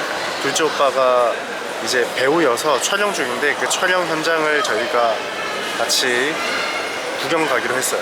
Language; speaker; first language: Korean; native; Korean